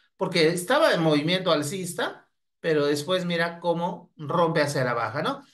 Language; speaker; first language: Spanish; native; Spanish